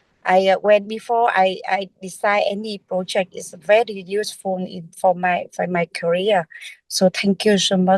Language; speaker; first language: English; non-native, learner; Vietnamese